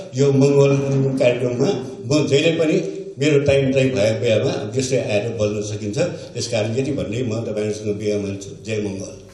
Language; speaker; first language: Nepali; non-native, local second language; Newari